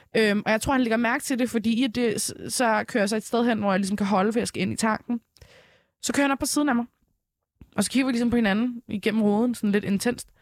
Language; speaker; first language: Danish; early bilingual, other home language; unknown